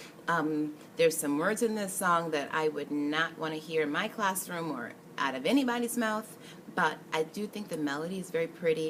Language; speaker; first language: English; native; English